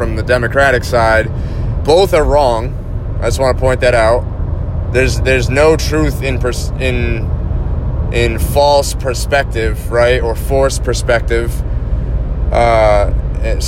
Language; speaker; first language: English; native; English